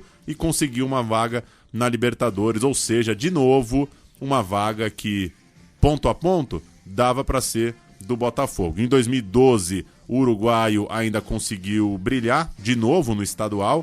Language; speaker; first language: Portuguese; native; Portuguese